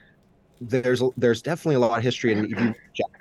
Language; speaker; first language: English; early bilingual, other home language; Chinese